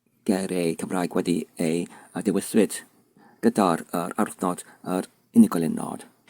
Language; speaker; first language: Welsh; non-native, fluent; English